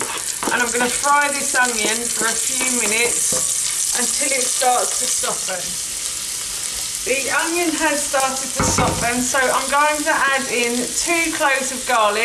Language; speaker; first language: English; native; English